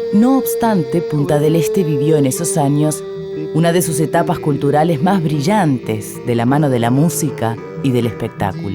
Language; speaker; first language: Spanish; native; Spanish